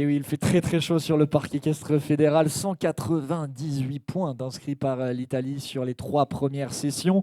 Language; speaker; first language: French; native; French